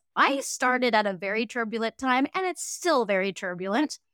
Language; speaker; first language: English; early bilingual, other home language; Cantonese